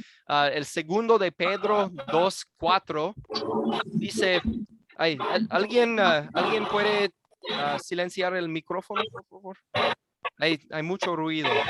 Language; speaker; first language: Spanish; non-native, fluent; English